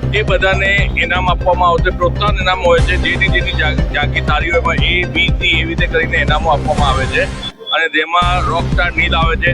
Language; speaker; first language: Gujarati; non-native, local second language; Sindhi